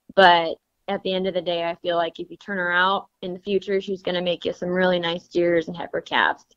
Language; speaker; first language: English; native; English